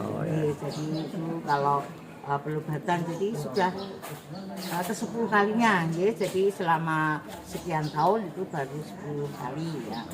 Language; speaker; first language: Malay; non-native, local second language; Javanese